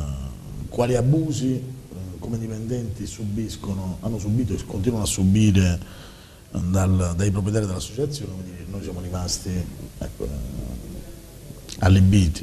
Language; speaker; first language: Italian; native; Italian